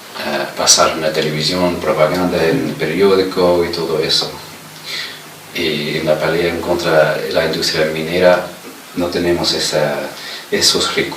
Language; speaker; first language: Spanish; non-native, fluent; English